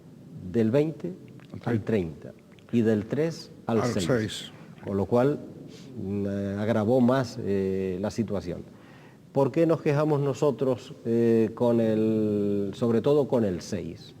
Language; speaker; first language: Spanish; native; Spanish